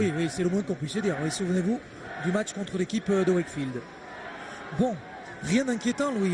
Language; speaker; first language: French; native; French